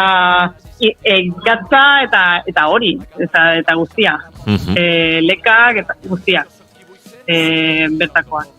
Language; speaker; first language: Basque; non-native, local second language; Spanish